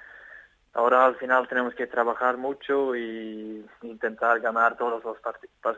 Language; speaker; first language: Spanish; non-native, fluent; Swedish